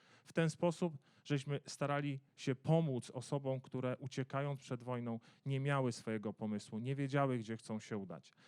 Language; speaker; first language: Polish; native; Polish